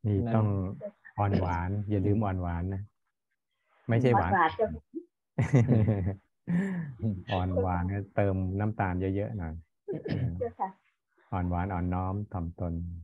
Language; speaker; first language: Thai; native; Thai